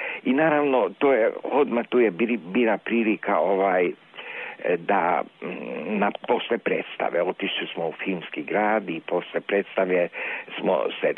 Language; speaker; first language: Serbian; non-native, local second language; Hungarian